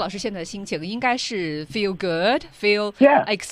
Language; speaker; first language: Chinese; native; Chinese